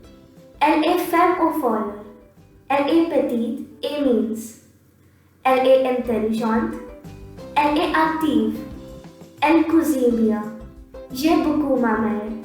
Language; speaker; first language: French; non-native, learner; Hindi